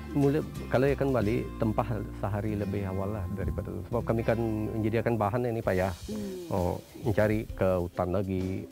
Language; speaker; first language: Malay; native; Malay